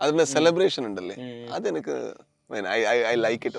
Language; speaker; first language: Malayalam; non-native, learner; Kannada